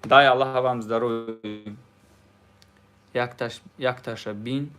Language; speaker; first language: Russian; non-native, learner; Tajik